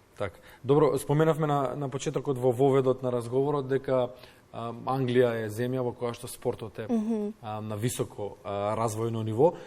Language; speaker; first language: Macedonian; native; Macedonian